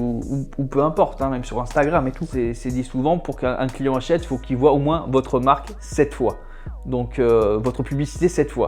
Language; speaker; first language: French; native; French